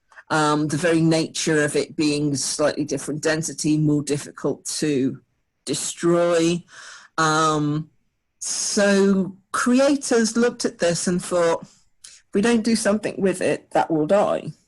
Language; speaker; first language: English; native; English